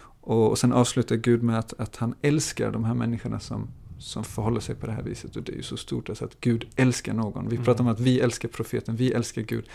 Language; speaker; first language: Swedish; native; Swedish